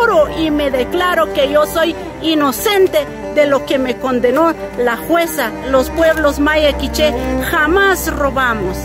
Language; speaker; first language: Spanish; non-native, local second language; Kʼicheʼ